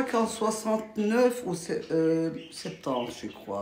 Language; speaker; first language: French; early bilingual, other home language; Turkish